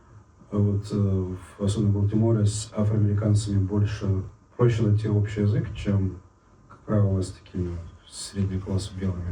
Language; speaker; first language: Russian; native; Russian